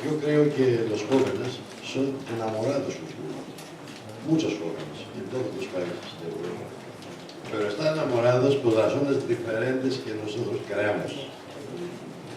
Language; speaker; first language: Spanish; non-native, learner; Greek